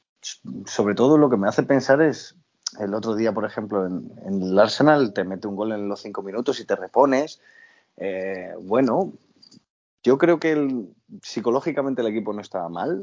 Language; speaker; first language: Spanish; native; Spanish